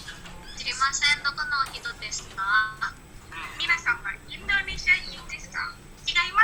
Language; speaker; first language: Japanese; non-native, learner; Indonesian